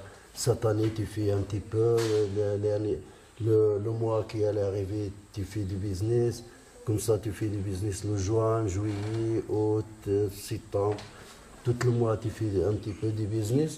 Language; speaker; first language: French; non-native, learner; Arabic